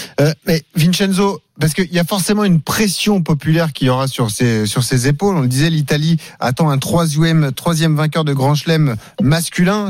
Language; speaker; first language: French; native; French